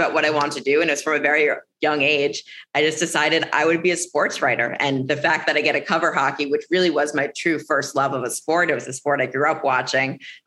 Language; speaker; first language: English; native; English